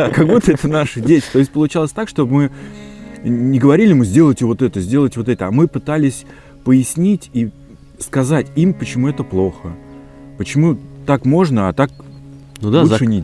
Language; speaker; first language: Russian; native; Russian